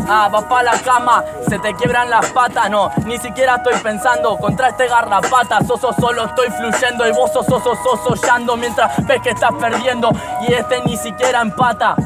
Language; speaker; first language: Spanish; native; Spanish